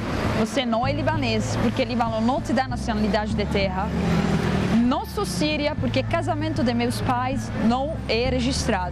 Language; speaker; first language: Portuguese; non-native, fluent; Arabic